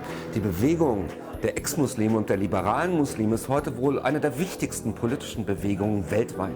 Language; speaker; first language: German; native; German